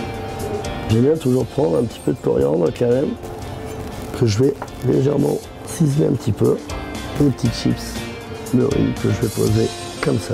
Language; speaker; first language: French; native; French